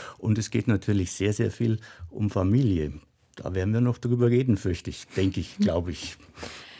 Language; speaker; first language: German; native; German